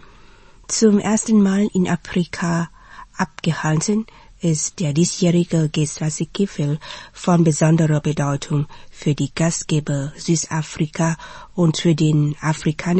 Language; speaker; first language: German; non-native, fluent; Vietnamese